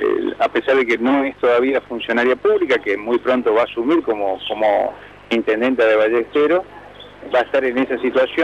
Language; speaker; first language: Spanish; native; Spanish